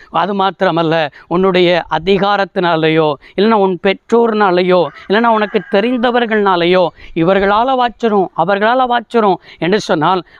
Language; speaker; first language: Tamil; native; Tamil